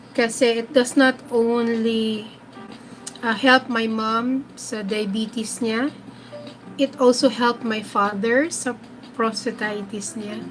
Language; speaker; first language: Filipino; non-native, local second language; Hiligaynon